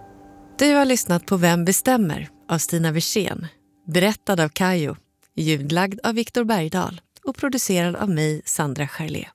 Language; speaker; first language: Swedish; native; Swedish